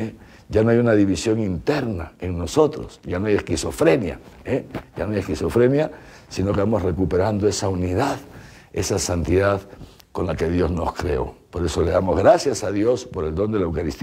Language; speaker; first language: Spanish; native; Spanish